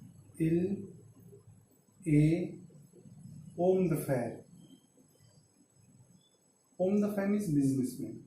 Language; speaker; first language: French; non-native, fluent; Hindi